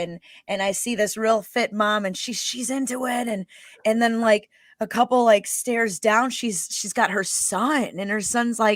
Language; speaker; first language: English; native; English